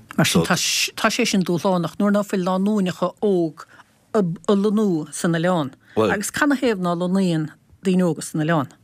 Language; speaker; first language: Irish; native; Irish